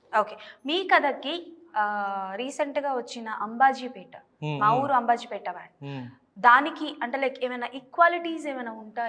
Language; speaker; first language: Telugu; native; Telugu